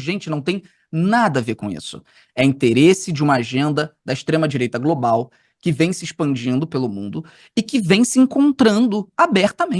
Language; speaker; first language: Portuguese; native; Portuguese